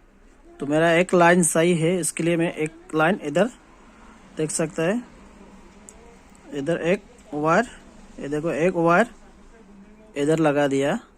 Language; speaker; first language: Hindi; non-native, local second language; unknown